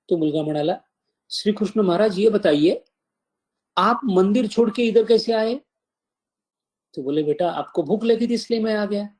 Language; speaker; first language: Hindi; non-native, local second language; Marathi